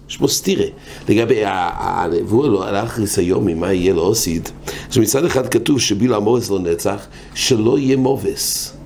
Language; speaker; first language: Hebrew; non-native, fluent; English